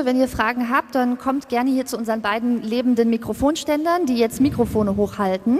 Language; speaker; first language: German; native; German